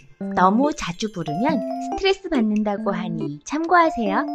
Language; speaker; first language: Korean; native; Korean